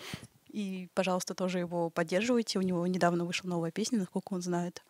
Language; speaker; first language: Russian; native; Russian